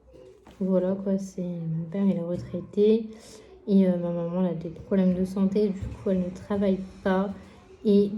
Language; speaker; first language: French; native; French